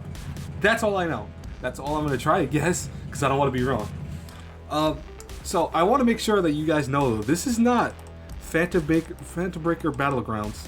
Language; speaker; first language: English; native; English